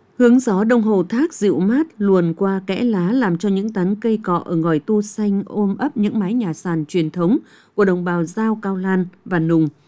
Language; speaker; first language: Vietnamese; native; Vietnamese